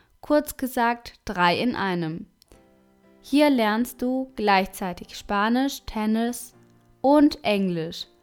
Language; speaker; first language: German; non-native, fluent; Spanish